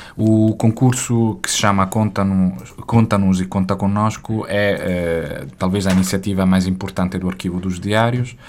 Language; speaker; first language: Portuguese; non-native, fluent; Italian